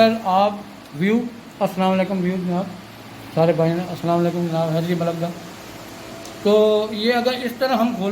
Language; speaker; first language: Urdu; non-native, local second language; Punjabi